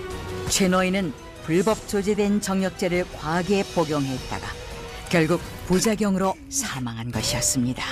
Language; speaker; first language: Korean; native; Korean